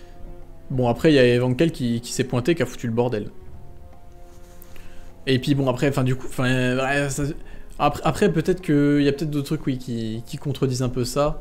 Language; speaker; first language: French; native; French